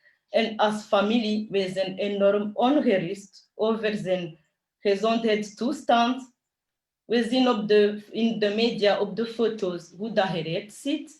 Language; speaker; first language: Dutch; non-native, fluent; Kinyarwanda